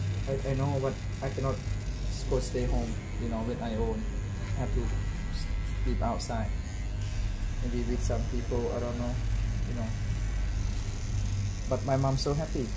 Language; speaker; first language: English; non-native, learner; Thai